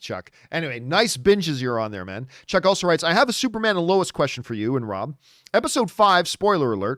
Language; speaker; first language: English; native; English